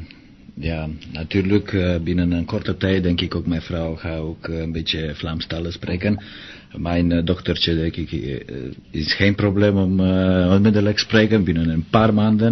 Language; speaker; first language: Dutch; non-native, learner; Romanian